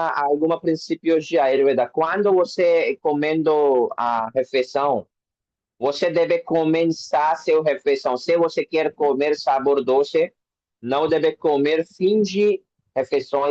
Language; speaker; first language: Portuguese; non-native, learner; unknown